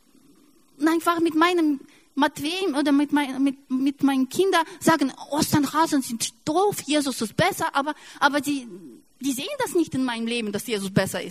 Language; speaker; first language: German; non-native, fluent; Russian